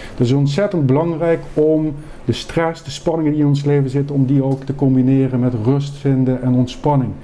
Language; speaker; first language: Dutch; native; Dutch